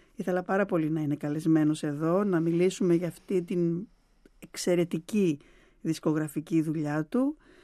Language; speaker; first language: Greek; native; Greek